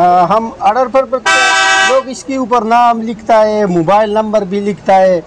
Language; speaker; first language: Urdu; non-native, local second language; Punjabi